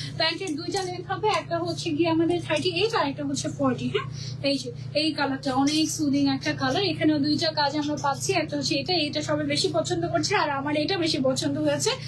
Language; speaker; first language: Bangla; native; Bangla